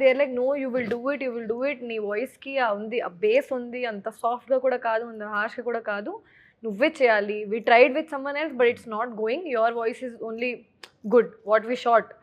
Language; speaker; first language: Telugu; non-native, fluent; Hindi